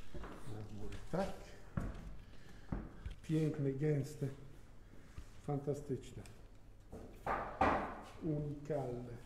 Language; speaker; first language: Polish; non-native, fluent; Italian